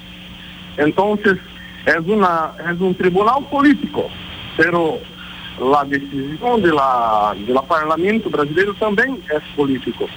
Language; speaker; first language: Spanish; non-native, learner; Portuguese